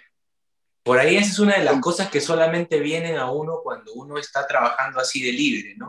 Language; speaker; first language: Spanish; native; Spanish